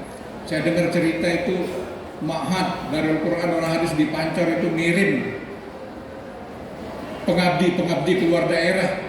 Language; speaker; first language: Indonesian; non-native, local second language; Sasak